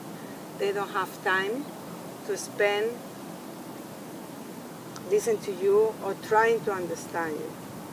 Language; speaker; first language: English; non-native, fluent; Spanish